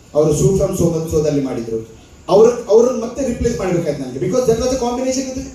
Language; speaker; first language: Kannada; non-native, local second language; Tulu